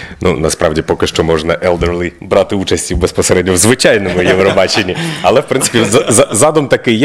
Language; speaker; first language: Ukrainian; native; Ukrainian